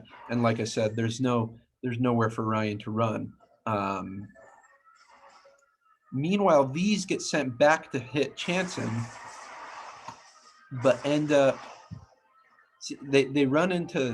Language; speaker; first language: English; native; English